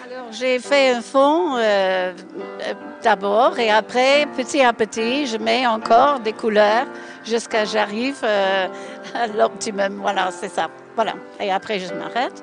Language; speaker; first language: French; non-native, fluent; English